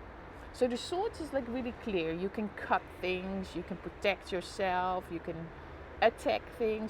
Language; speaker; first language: English; non-native, fluent; Dutch